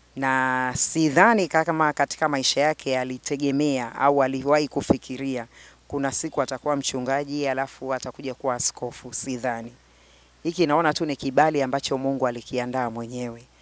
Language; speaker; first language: Swahili; native; Swahili